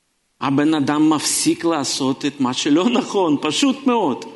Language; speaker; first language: Hebrew; non-native, fluent; Russian